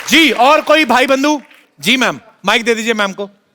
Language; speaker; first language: Hindi; native; Hindi